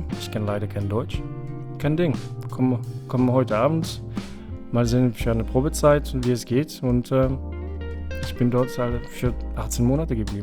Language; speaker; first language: German; non-native, fluent; French